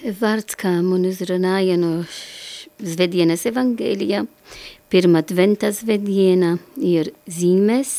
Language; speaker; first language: Latvian; non-native, learner; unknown